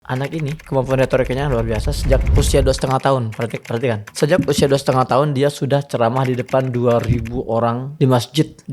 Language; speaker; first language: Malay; non-native, fluent; Arabic